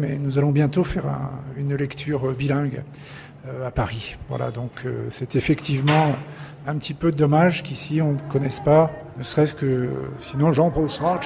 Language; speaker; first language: French; native; French